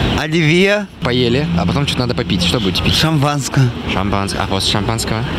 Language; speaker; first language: Russian; native; Russian